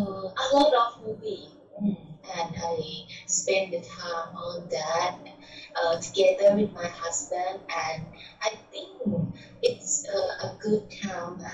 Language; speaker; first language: English; non-native, learner; Thai